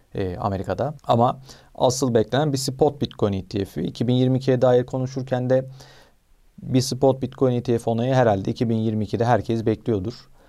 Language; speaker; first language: Turkish; native; Turkish